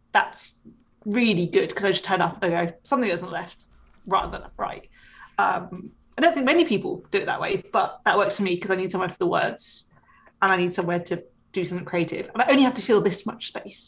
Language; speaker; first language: English; native; English